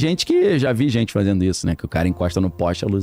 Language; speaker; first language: Portuguese; native; Portuguese